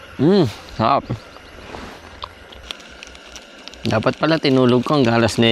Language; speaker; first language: Filipino; native; Filipino